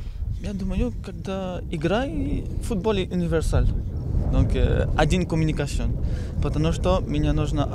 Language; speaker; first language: Russian; non-native, learner; French